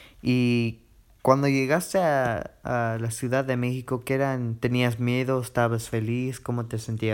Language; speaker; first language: Spanish; early bilingual, heritage; Spanish